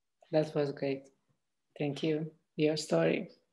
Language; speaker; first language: English; non-native, fluent; Hungarian